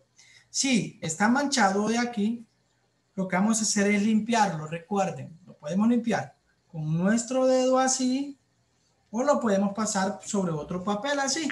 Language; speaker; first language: Spanish; native; Spanish